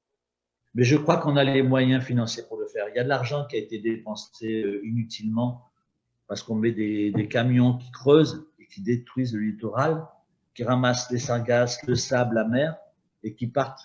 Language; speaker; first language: French; native; French